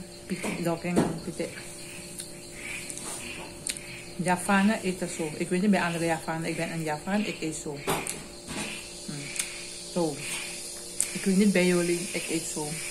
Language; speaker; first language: Dutch; non-native, local second language; Javanese